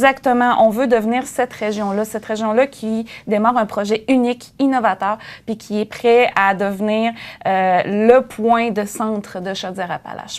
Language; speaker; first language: French; native; French